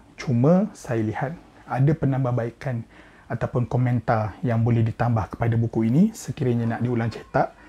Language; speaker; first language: Malay; native; Malay